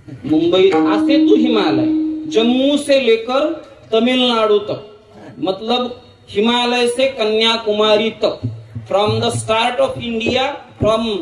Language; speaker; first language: Hindi; non-native, local second language; Marathi